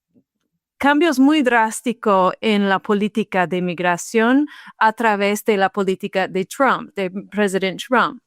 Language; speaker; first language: Spanish; non-native, fluent; English